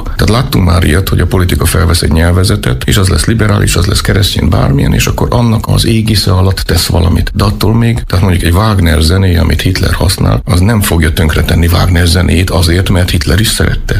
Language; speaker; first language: Hungarian; native; Hungarian